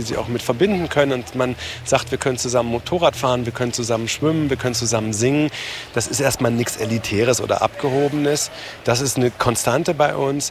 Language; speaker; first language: German; native; German